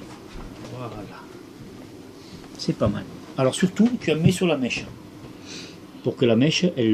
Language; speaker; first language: French; native; French